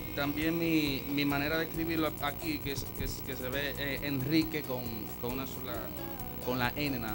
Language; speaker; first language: Spanish; native; Spanish